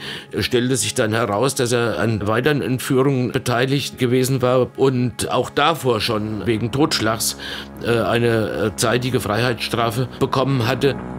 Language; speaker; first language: German; native; German